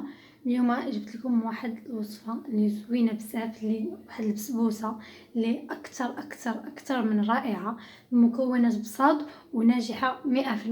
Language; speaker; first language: Arabic; native; Arabic